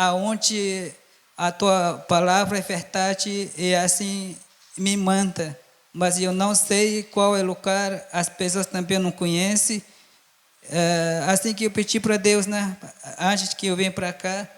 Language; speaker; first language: Portuguese; non-native, local second language; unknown